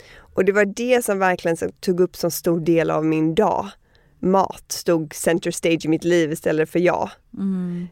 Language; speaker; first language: Swedish; early bilingual, heritage; Swedish